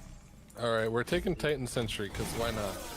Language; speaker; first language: English; native; English